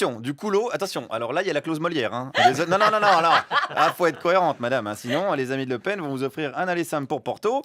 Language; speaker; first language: French; native; French